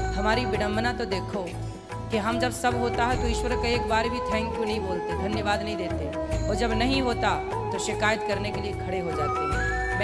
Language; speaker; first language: Hindi; native; Hindi